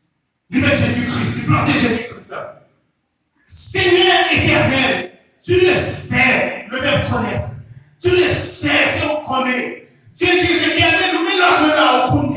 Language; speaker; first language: French; non-native, local second language; Haitian Creole